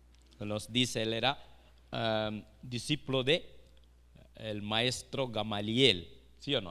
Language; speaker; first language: Spanish; non-native, fluent; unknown